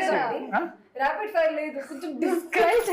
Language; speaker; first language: Telugu; non-native, learner; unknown